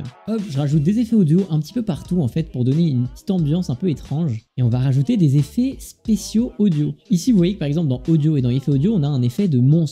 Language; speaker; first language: French; native; French